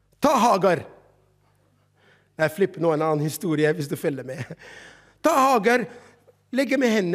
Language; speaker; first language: Norwegian; non-native, fluent; Arabic